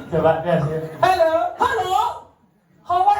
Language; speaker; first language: English; non-native, learner; Balinese